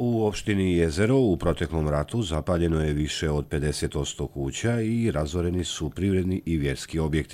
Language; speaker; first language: Serbian; native; Serbian